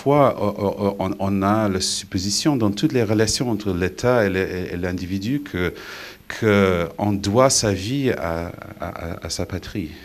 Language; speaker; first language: French; non-native, fluent; English